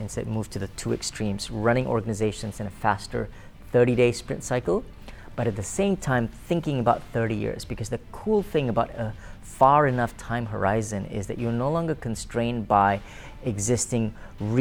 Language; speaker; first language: English; non-native, local second language; Malay